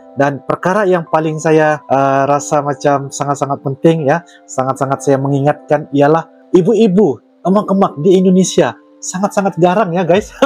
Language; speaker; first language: Malay; native; Malay